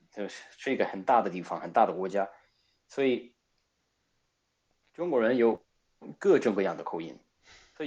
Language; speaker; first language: Chinese; non-native, fluent; Spanish